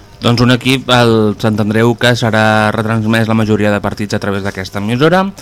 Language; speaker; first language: Catalan; native; Catalan